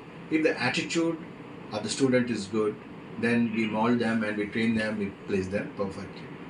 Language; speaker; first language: English; non-native, local second language; Telugu